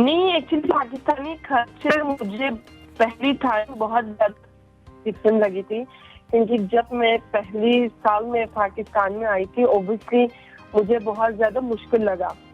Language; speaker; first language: Hindi; non-native, fluent; Turkish